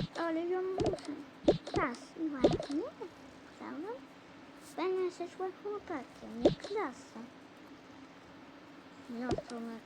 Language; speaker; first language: Polish; early bilingual, heritage; Polish